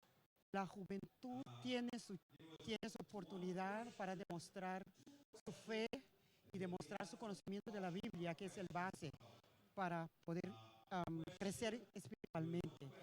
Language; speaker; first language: Spanish; non-native, fluent; Papiamento